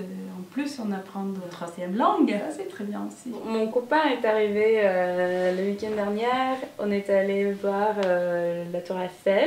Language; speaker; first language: French; non-native, fluent; Norwegian